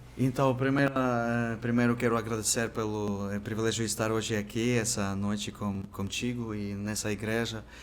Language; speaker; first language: Portuguese; non-native, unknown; Ukrainian